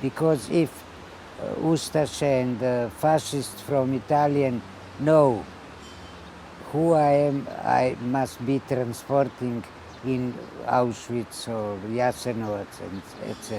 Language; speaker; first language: English; non-native, learner; Ladino